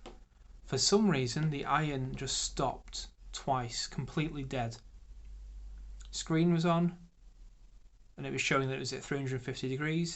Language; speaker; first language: English; native; English